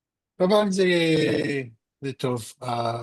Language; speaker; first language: Hebrew; non-native, learner; French